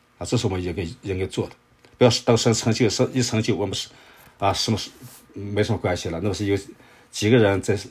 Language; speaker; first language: Chinese; native; Chinese